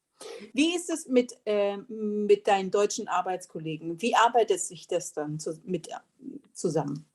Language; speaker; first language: German; early bilingual, other home language; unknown